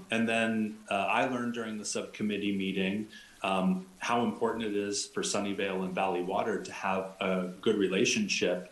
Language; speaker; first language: English; native; English